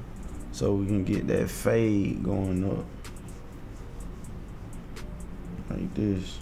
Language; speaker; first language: English; native; English